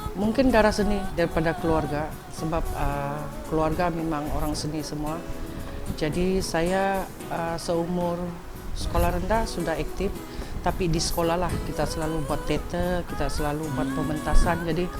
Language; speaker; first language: Malay; non-native, local second language; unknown